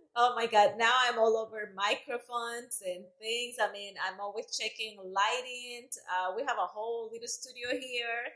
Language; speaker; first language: English; non-native, fluent; Spanish